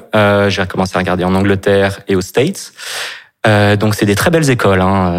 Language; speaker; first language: French; native; French